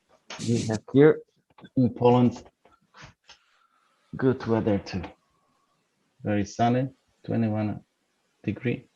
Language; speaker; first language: English; non-native, fluent; Polish